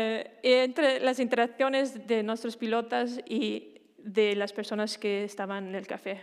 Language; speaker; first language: Spanish; non-native, fluent; Danish